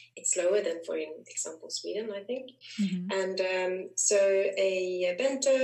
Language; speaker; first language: English; non-native, fluent; Swedish